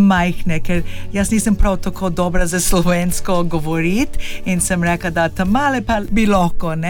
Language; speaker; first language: Slovenian; early bilingual, heritage; Slovenian